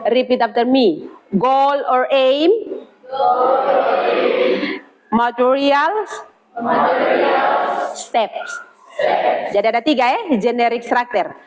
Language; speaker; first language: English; non-native, fluent; Indonesian